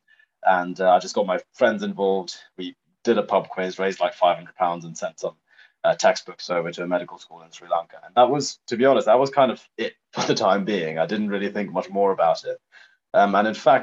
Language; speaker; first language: English; native; English